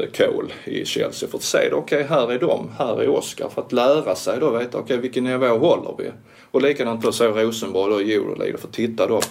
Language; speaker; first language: Swedish; native; Swedish